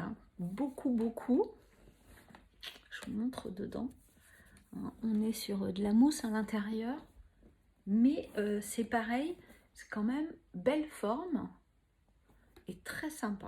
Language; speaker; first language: French; native; French